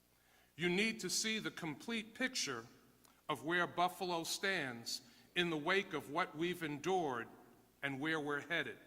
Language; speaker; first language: English; native; English